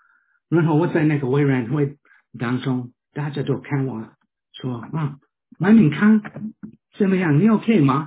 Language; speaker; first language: Chinese; non-native, fluent; English